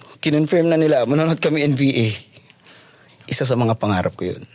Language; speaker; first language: Filipino; native; Filipino